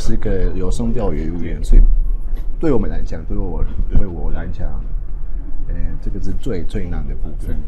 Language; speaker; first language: Chinese; non-native, fluent; Spanish